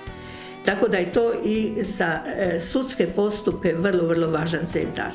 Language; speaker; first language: Croatian; native; Croatian